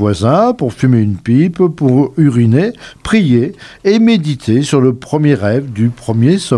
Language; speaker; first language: French; native; French